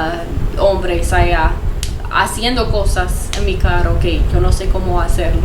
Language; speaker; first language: Spanish; non-native, learner; English